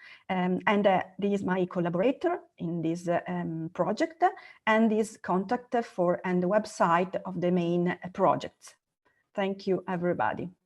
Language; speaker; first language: English; non-native, learner; Italian